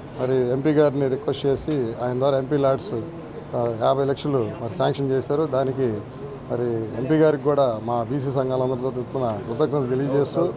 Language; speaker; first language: Telugu; native; Telugu